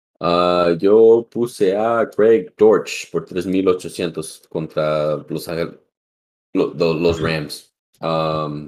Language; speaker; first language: Spanish; early bilingual, heritage; Spanish